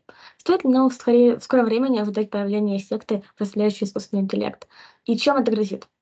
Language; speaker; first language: Russian; native; Russian